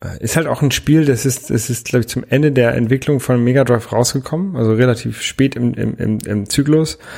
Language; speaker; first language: German; native; German